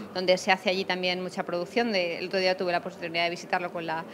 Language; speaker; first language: Spanish; native; Spanish